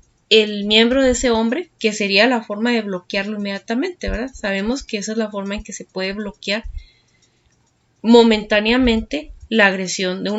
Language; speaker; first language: Spanish; native; Spanish